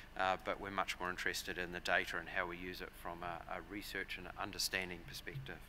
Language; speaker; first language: English; native; English